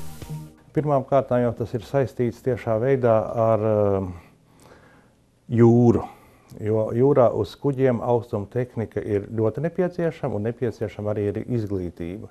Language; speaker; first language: Latvian; native; Latvian